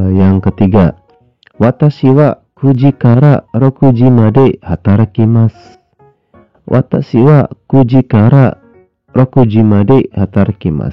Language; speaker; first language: Japanese; non-native, learner; Indonesian